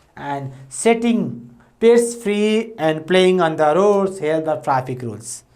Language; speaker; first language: English; non-native, local second language; Nepali